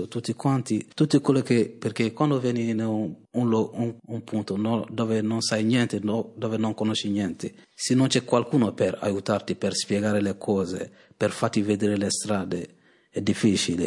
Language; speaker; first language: Italian; non-native, fluent; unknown